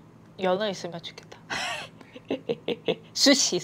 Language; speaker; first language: Korean; non-native, learner; Russian